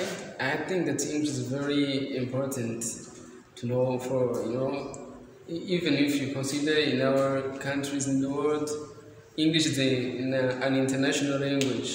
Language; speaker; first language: English; non-native, fluent; Rundi